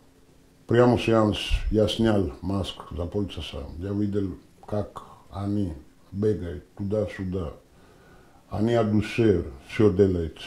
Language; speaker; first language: Russian; non-native, learner; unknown